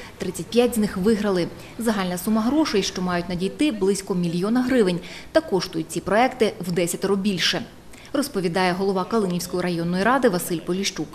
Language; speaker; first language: Ukrainian; native; Ukrainian